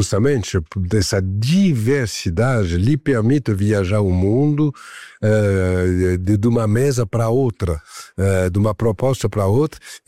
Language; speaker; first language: Portuguese; non-native, fluent; French